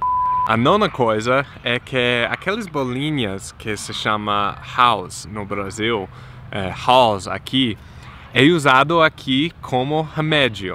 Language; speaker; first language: Portuguese; non-native, fluent; English